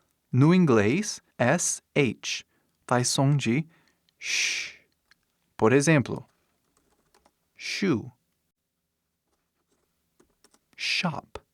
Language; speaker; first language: Portuguese; non-native, fluent; English